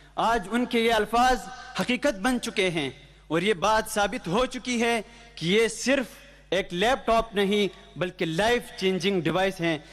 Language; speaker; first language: Urdu; non-native, local second language; Pashto